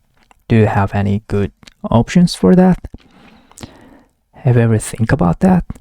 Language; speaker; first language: English; non-native, learner; Korean